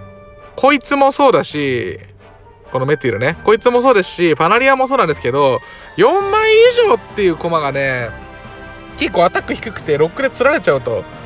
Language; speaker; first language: Japanese; native; Japanese